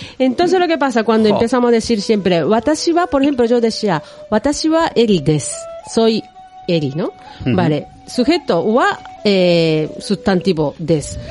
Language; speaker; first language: Spanish; non-native, fluent; Japanese